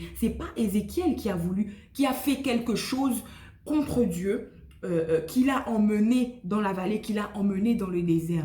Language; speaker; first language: French; native; French